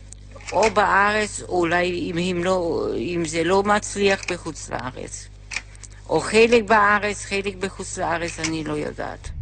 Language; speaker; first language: Hebrew; non-native, fluent; German